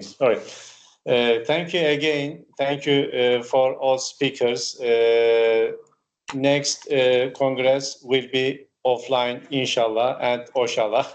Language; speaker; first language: English; non-native, learner; Turkish